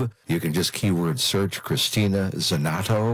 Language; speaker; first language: English; native; English